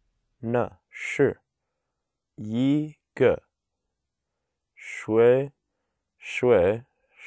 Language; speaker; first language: Chinese; non-native, learner; English